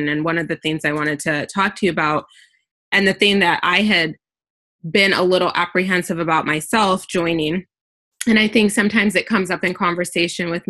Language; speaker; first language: English; native; English